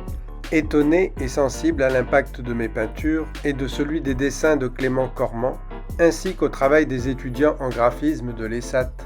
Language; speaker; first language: French; native; French